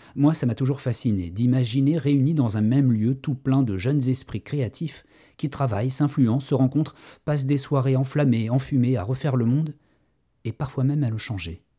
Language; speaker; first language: French; native; French